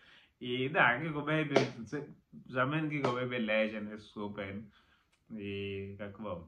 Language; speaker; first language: Bulgarian; non-native, learner; Macedonian